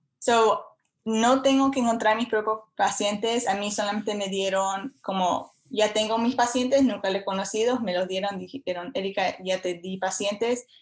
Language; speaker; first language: Spanish; early bilingual, heritage; Spanish